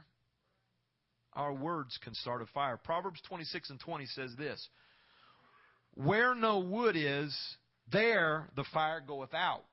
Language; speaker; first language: English; native; English